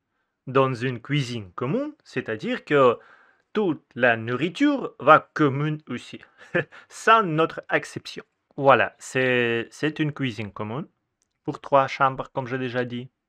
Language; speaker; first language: French; non-native, fluent; Russian